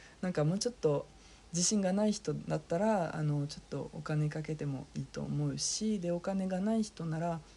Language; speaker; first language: Japanese; non-native, fluent; French